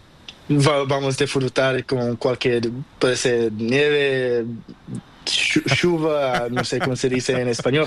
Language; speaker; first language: Spanish; non-native, learner; Portuguese